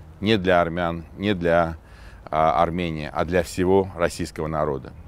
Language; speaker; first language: Russian; non-native, local second language; Armenian